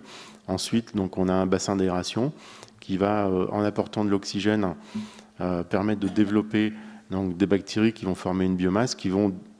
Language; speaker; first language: French; native; French